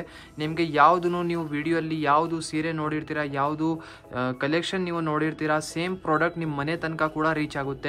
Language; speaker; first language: Kannada; native; Kannada